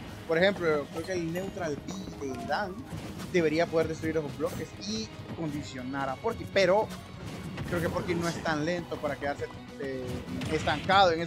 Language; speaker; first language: Spanish; native; Spanish